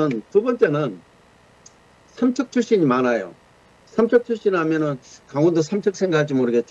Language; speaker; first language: Korean; native; Korean